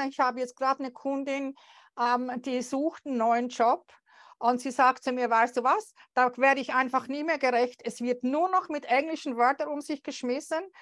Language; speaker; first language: German; native; German